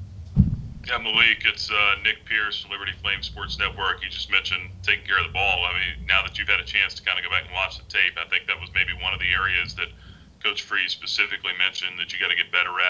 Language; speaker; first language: English; native; English